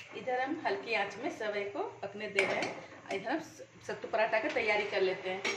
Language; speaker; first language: Hindi; non-native, local second language; Bangla